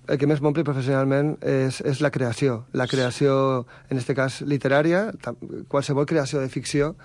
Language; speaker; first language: Catalan; native; Catalan